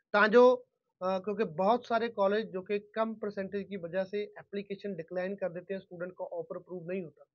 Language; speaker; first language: Hindi; non-native, local second language; Punjabi